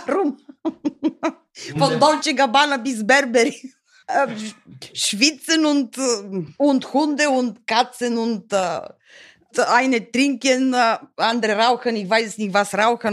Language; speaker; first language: German; non-native, learner; Bulgarian